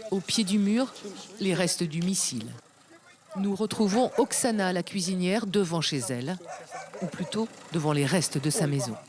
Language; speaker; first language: French; native; French